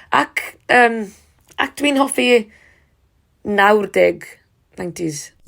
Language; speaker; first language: Welsh; non-native, learner; English